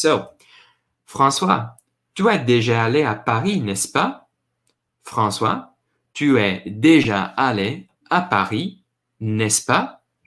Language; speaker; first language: French; non-native, learner; English